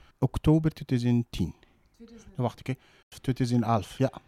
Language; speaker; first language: Dutch; non-native, learner; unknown